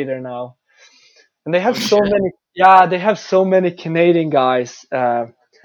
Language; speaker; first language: English; non-native, fluent; Swedish